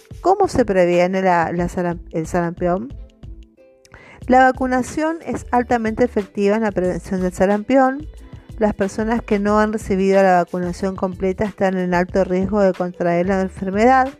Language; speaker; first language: Spanish; native; Spanish